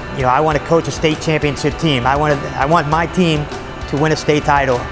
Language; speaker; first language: English; native; English